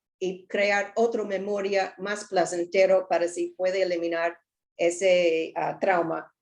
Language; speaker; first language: Spanish; non-native, learner; English